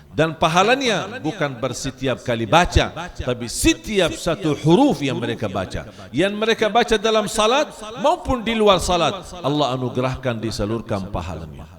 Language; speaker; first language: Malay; non-native, fluent; Arabic